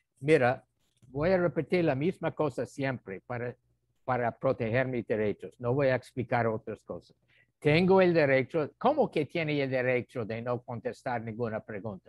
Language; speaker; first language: Spanish; non-native, fluent; English